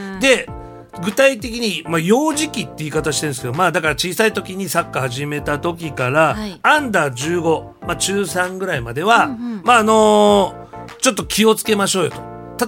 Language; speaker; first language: Japanese; native; Japanese